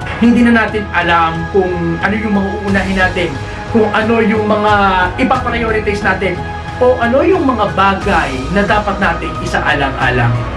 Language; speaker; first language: Filipino; native; Filipino